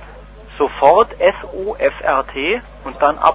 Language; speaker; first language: German; native; German